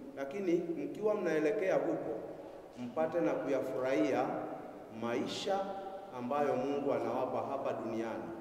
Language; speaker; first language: Swahili; non-native, local second language; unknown